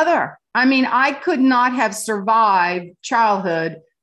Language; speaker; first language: English; native; English